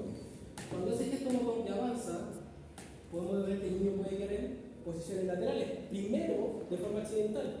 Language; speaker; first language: Spanish; native; Spanish